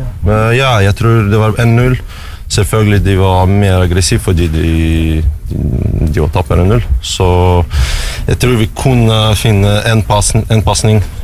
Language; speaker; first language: Norwegian; non-native, fluent; Russian